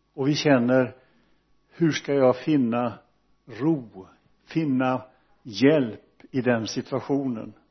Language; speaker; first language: Swedish; native; Swedish